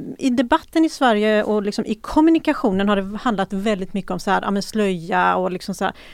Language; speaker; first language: Swedish; early bilingual, other home language; Persian